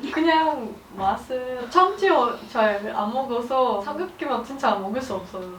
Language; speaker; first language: Korean; non-native, learner; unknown